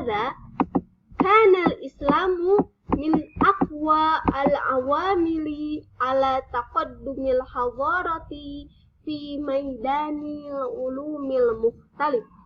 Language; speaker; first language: Arabic; non-native, fluent; Indonesian